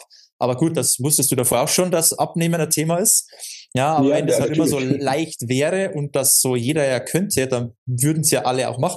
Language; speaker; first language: German; native; German